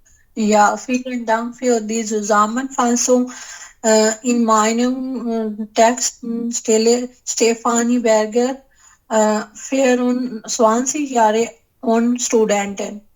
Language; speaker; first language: German; non-native, learner; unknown